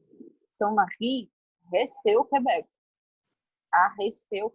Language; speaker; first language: French; non-native, learner; Portuguese